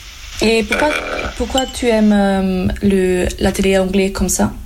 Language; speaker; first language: French; non-native, fluent; German